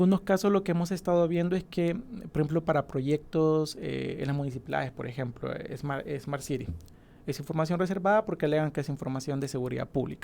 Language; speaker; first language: Spanish; native; Spanish